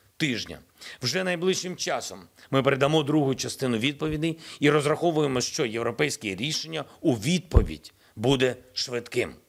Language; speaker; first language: Ukrainian; non-native, local second language; Russian